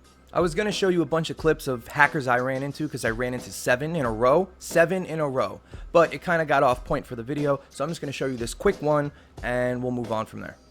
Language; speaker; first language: English; native; English